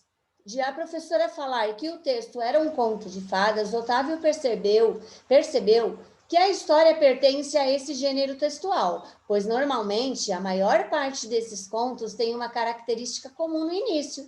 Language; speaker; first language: Portuguese; native; Portuguese